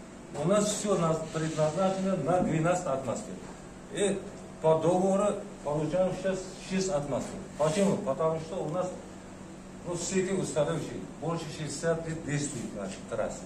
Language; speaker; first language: Russian; non-native, local second language; Uzbek